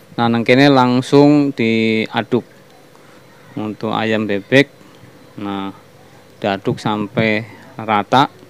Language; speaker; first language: Indonesian; non-native, local second language; Javanese